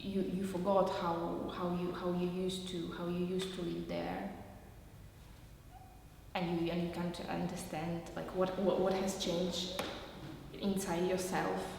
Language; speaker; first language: English; non-native, fluent; Russian